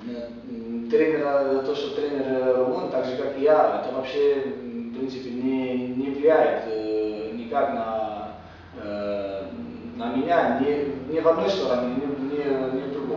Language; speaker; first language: Russian; non-native, fluent; Romanian